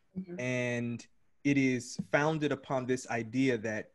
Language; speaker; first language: English; native; English